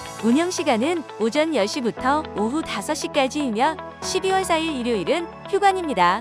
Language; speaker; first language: Korean; native; Korean